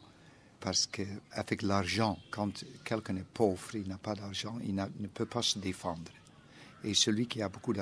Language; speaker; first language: French; non-native, fluent; Dutch